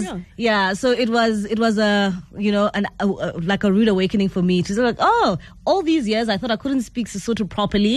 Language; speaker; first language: English; non-native, local second language; Zulu